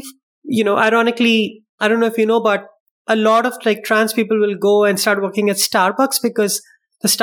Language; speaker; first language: English; non-native, local second language; Hindi